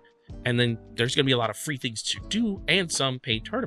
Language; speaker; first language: English; native; English